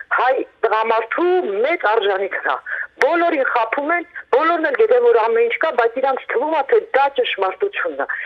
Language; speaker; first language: Armenian; native; Armenian